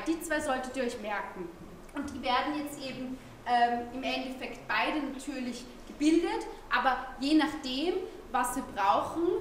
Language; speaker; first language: German; native; German